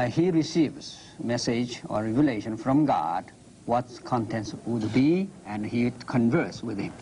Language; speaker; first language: English; non-native, fluent; Korean